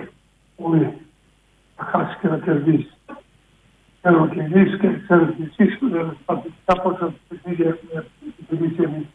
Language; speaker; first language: Greek; non-native, fluent; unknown